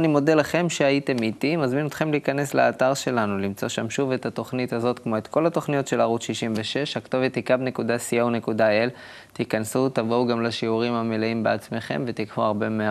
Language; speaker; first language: Hebrew; native; Hebrew